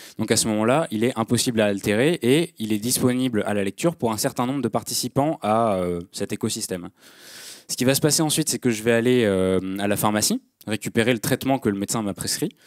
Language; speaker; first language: French; native; French